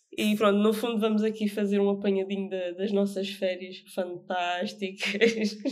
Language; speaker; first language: Portuguese; native; Portuguese